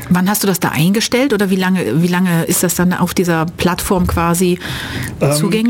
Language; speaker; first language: German; native; German